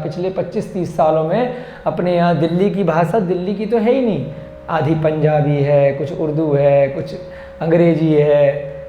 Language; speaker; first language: Hindi; native; Hindi